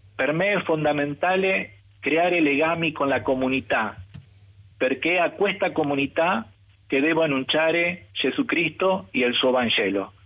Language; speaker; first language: Italian; non-native, fluent; Spanish